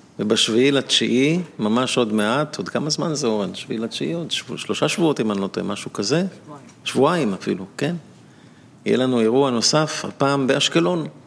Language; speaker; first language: Hebrew; native; Hebrew